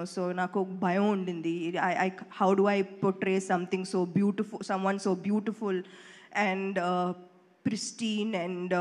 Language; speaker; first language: Telugu; non-native, fluent; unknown